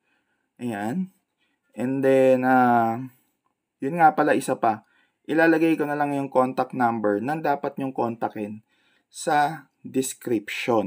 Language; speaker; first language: Filipino; native; Filipino